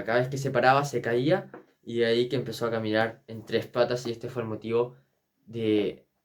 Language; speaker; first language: Spanish; native; Spanish